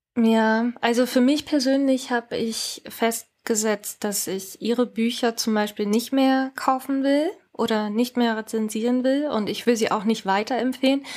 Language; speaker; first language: German; early bilingual, other home language; Japanese